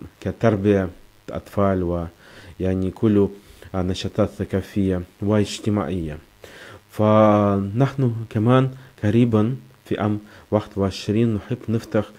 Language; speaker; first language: Arabic; non-native, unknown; Russian